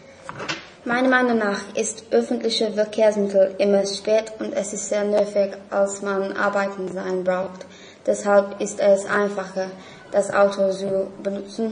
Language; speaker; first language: German; non-native, learner; English